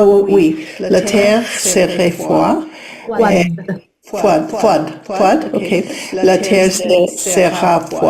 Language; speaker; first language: French; non-native, learner; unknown